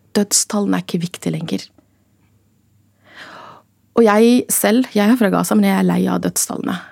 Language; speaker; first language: Norwegian; non-native, fluent; Arabic